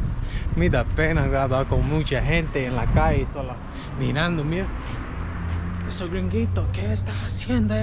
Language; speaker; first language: Spanish; non-native, learner; English